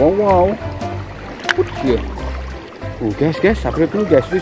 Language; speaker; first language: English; non-native, learner; Indonesian